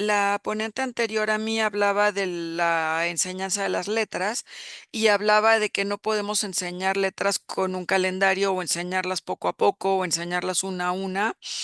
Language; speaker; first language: Spanish; native; Spanish